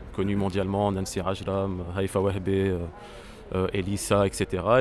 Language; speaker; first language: French; non-native, local second language; Arabic